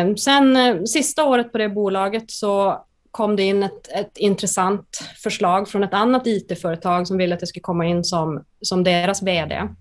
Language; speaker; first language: Swedish; native; Swedish